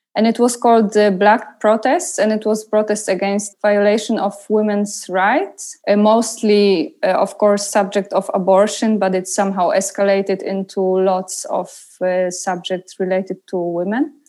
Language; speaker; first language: English; non-native, fluent; Polish